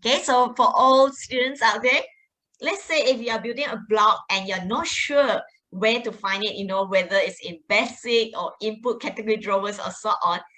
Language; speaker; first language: English; non-native, local second language; Malay